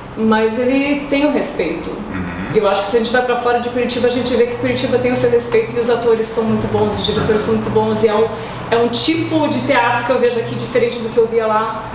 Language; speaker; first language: Portuguese; early bilingual, other home language; English